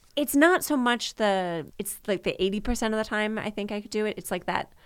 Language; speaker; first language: English; native; English